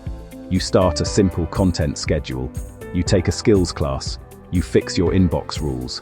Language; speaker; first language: English; native; English